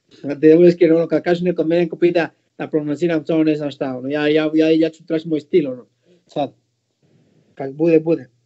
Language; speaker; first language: Bosnian; non-native, fluent; Spanish